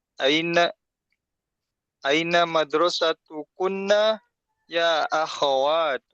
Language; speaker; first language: Arabic; non-native, learner; Indonesian